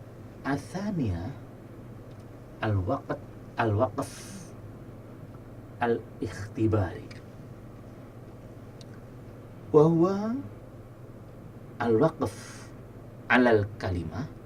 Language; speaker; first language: Arabic; non-native, fluent; Indonesian